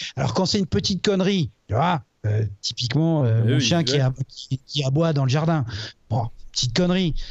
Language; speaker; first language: French; native; French